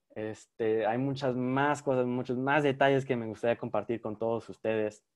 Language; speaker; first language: Spanish; early bilingual, heritage; Spanish